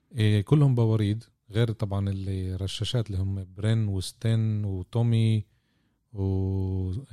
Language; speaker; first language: Arabic; native; Arabic